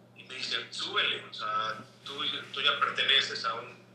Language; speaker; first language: Spanish; native; Spanish